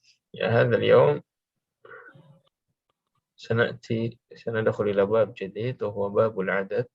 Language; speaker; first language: Arabic; non-native, fluent; Indonesian